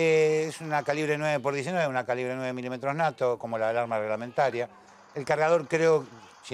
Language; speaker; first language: Spanish; native; Spanish